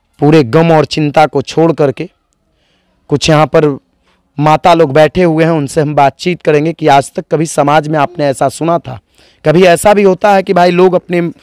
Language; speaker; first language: Hindi; native; Hindi